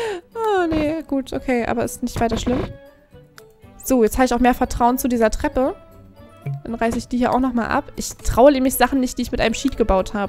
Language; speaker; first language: German; native; German